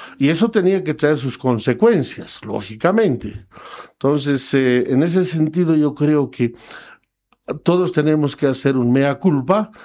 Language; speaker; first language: Spanish; non-native, local second language; Quechua